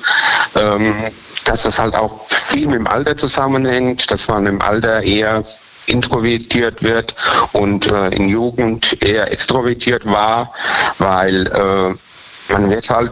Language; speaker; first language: German; native; German